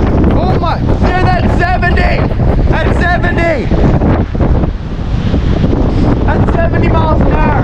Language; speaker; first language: English; native; English